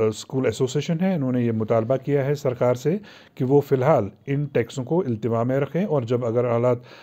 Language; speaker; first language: Hindi; non-native, local second language; Kashmiri